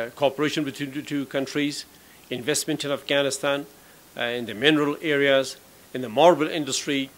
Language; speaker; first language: English; non-native, fluent; Pashto